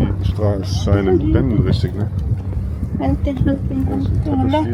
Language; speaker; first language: German; native; German